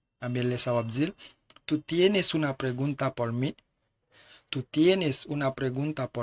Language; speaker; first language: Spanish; non-native, learner; Haitian Creole